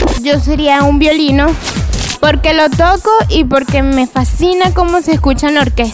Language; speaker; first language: Italian; early bilingual, other home language; Spanish